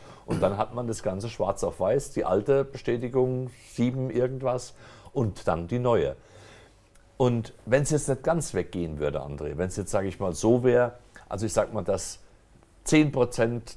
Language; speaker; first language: German; native; German